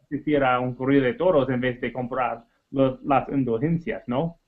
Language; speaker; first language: Spanish; non-native, learner; English